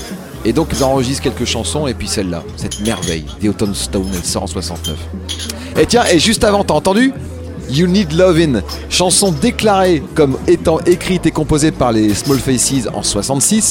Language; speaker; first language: French; native; French